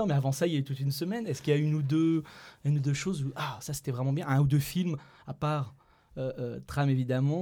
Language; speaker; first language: French; native; French